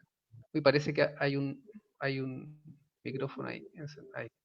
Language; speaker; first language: Spanish; native; Spanish